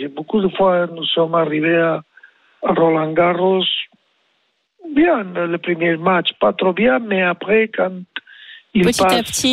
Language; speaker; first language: French; non-native, learner; Spanish